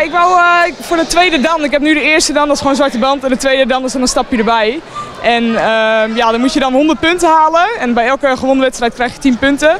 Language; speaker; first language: Dutch; native; Dutch